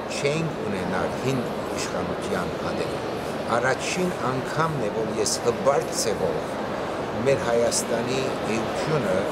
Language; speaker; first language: Armenian; early bilingual, heritage; Armenian